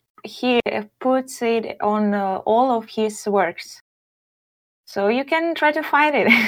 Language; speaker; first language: English; non-native, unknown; Russian